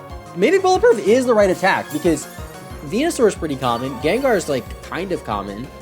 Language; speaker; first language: English; native; English